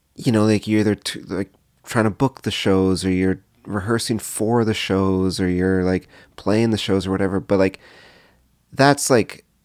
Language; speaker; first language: English; native; English